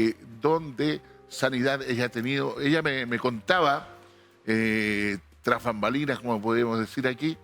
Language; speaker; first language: Spanish; native; Spanish